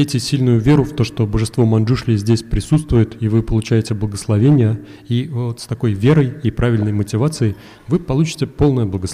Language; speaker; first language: Russian; native; Russian